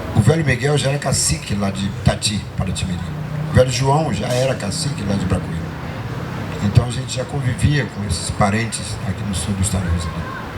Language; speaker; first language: Portuguese; non-native, local second language; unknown